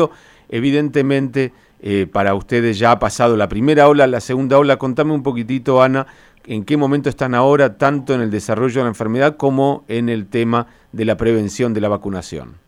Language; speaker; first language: Spanish; native; Spanish